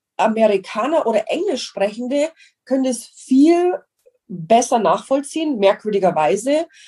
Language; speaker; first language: German; non-native, fluent; English